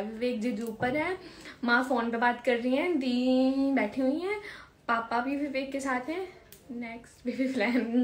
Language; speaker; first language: Hindi; native; Hindi